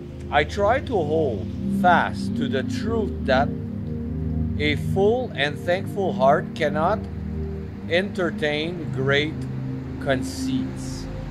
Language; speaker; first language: English; non-native, fluent; French